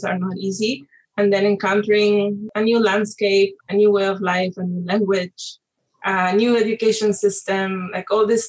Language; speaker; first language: English; non-native, fluent; Spanish